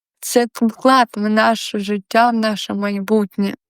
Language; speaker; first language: Ukrainian; non-native, local second language; Russian